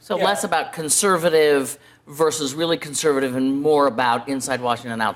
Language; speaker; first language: English; native; English